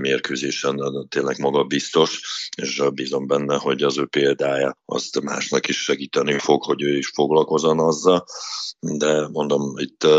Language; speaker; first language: Hungarian; non-native, fluent; Russian